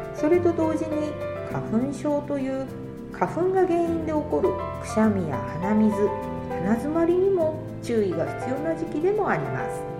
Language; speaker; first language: Japanese; native; Japanese